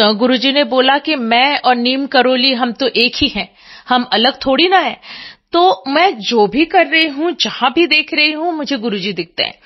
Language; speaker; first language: Hindi; non-native, local second language; Bangla